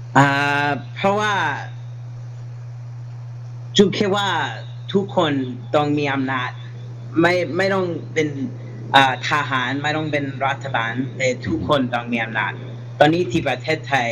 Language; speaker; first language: Thai; non-native, learner; English